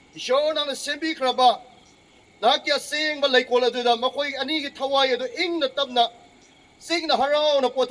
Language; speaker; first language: Manipuri; non-native, local second language; Rongmei Naga